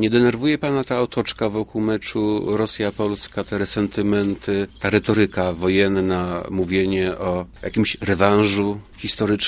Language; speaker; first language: Polish; native; Polish